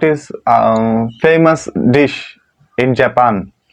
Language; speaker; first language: English; non-native, learner; Bangla